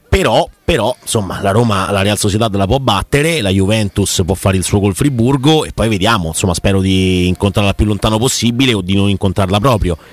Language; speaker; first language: Italian; native; Italian